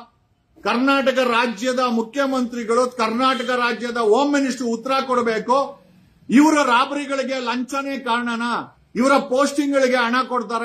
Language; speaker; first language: Kannada; native; Kannada